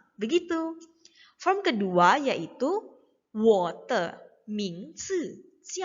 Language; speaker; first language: Chinese; non-native, fluent; Indonesian